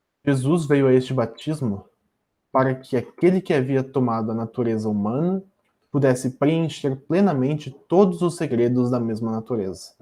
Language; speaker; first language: Portuguese; native; Portuguese